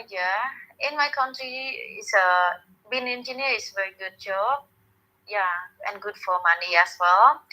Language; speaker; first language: English; non-native, learner; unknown